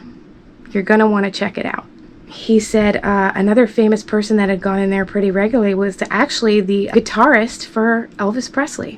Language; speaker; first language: English; native; English